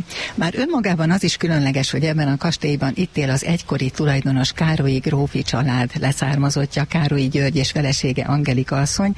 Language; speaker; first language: Hungarian; native; Hungarian